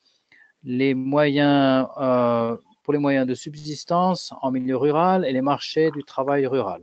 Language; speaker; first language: French; native; French